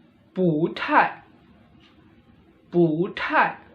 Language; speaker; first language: Chinese; non-native, fluent; Indonesian